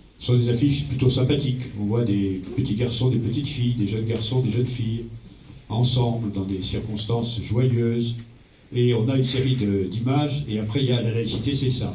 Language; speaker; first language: French; native; French